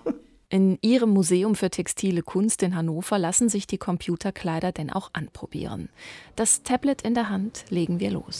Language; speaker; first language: German; native; German